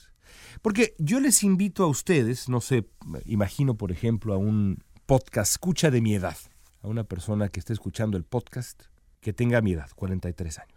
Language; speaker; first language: Spanish; native; Spanish